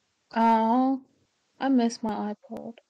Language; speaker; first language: English; native; English